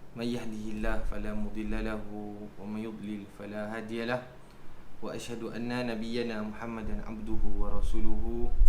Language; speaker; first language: Malay; native; Malay